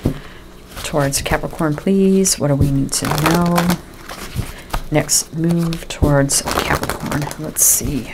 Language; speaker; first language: English; native; English